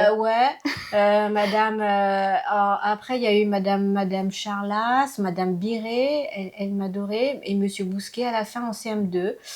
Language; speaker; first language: French; early bilingual, other home language; Lao